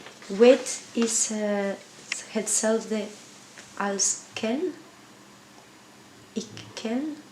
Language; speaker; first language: Dutch; non-native, learner; Spanish